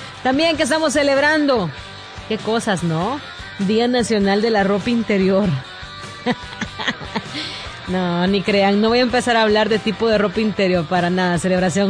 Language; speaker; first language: Spanish; native; Spanish